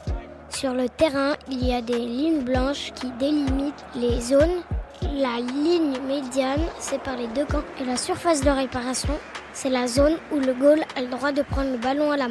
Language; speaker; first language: French; native; French